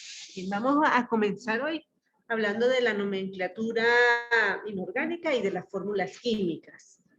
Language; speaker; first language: Spanish; native; Spanish